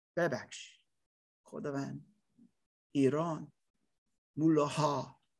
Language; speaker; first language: Persian; non-native, learner; English